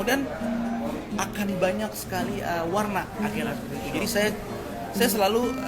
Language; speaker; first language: Indonesian; non-native, local second language; Achinese